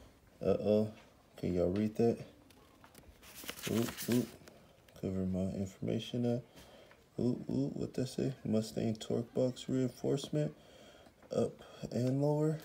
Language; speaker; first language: English; native; English